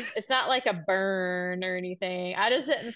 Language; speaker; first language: English; native; English